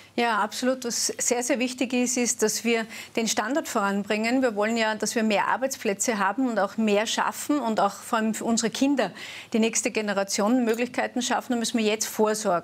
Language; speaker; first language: German; native; German